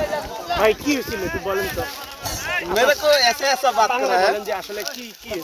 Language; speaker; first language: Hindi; non-native, learner; Bangla